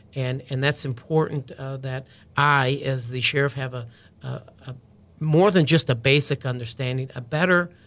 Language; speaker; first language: English; native; English